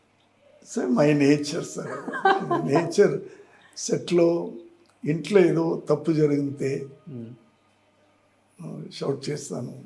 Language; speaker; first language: Telugu; non-native, learner; Tamil